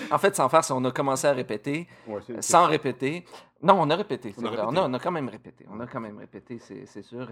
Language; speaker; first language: French; native; French